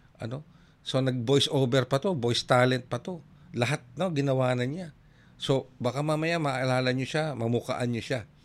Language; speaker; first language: Filipino; native; Filipino